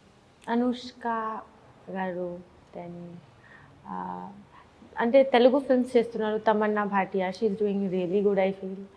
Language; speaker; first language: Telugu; non-native, fluent; Bangla